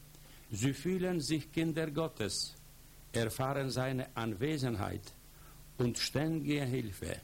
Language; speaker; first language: German; non-native, fluent; Polish